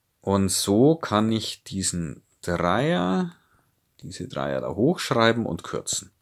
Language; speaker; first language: German; native; German